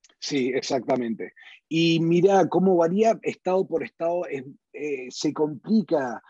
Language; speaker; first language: Spanish; early bilingual, heritage; Spanish